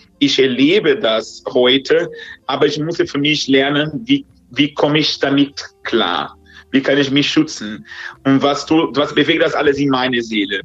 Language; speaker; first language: German; non-native, fluent; Portuguese